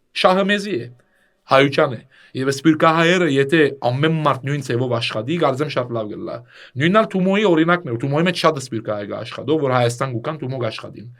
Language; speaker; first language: Armenian; native; Armenian